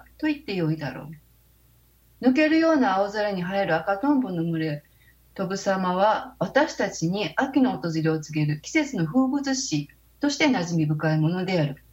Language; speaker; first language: Japanese; native; Japanese